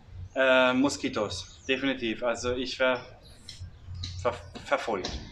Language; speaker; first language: German; native; German